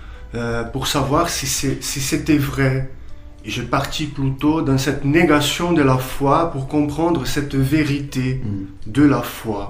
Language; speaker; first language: French; non-native, fluent; Portuguese